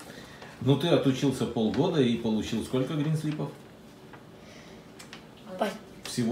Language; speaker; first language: Russian; native; Russian